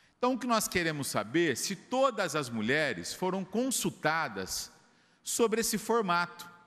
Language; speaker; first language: Portuguese; native; Portuguese